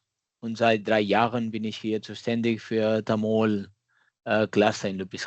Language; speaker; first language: German; non-native, fluent; Catalan